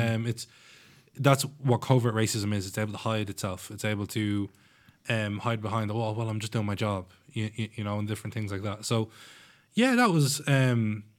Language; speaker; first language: English; native; English